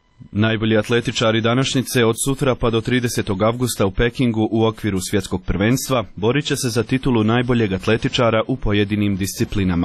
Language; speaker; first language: Croatian; native; Croatian